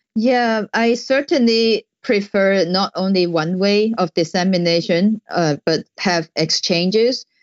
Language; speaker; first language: English; non-native, local second language; Cantonese